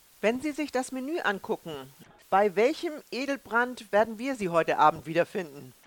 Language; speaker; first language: German; native; German